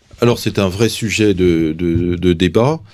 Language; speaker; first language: French; native; French